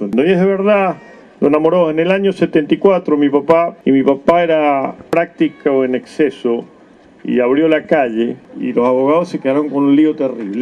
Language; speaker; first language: Spanish; native; Spanish